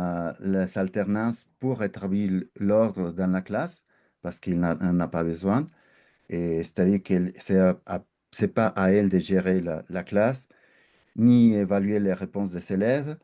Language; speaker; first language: French; non-native, fluent; Spanish